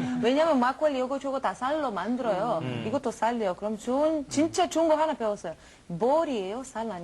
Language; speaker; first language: Korean; non-native, learner; Romanian